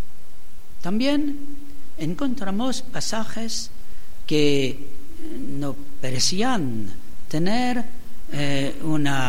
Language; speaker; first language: Spanish; non-native, fluent; French